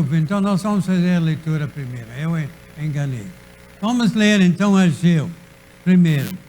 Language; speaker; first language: Portuguese; native; Portuguese